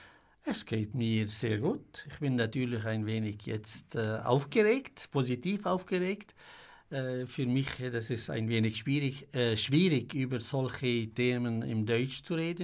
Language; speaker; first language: German; non-native, fluent; Arabic